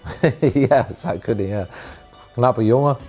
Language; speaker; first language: Dutch; non-native, fluent; Greek